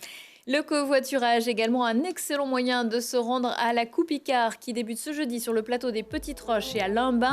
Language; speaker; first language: French; native; French